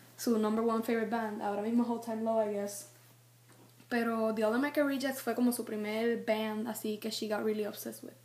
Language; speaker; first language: Spanish; early bilingual, heritage; Spanish